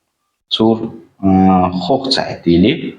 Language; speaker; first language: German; non-native, fluent; Uzbek